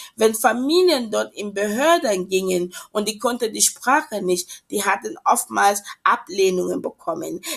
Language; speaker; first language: German; non-native, fluent; French